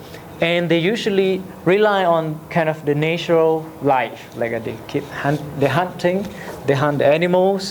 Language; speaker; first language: English; non-native, learner; Lao